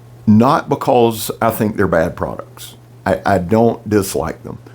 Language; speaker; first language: English; native; English